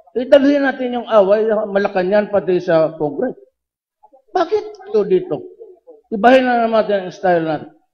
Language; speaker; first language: Filipino; non-native, local second language; Cebuano